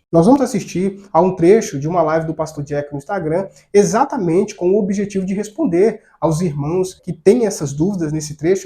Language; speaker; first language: Portuguese; native; Portuguese